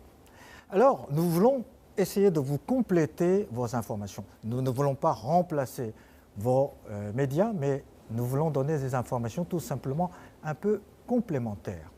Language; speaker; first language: French; non-native, fluent; Chinese